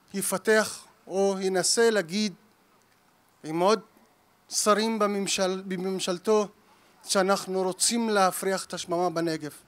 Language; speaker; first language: Hebrew; native; Hebrew